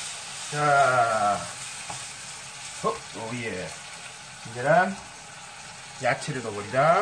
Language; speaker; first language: Korean; non-native, fluent; English